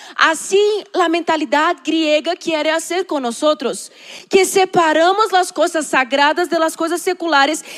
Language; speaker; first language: Spanish; non-native, learner; Portuguese